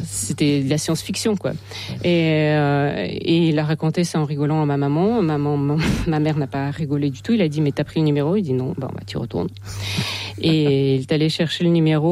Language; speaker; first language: French; non-native, fluent; Russian